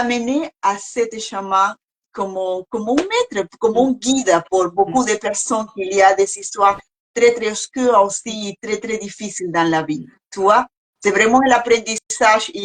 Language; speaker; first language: French; non-native, learner; Spanish